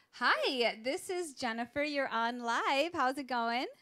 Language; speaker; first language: English; native; English